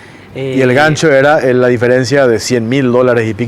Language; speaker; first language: Spanish; native; Spanish